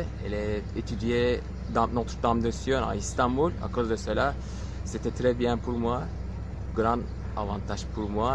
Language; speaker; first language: French; non-native, fluent; Turkish